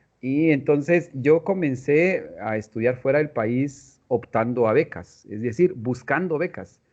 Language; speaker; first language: Spanish; non-native, local second language; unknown